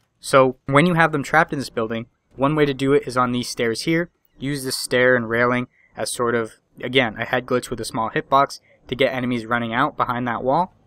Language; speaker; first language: English; native; English